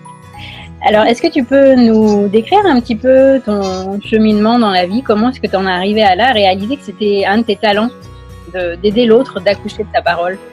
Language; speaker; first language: French; native; French